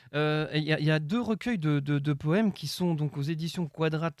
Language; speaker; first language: French; native; French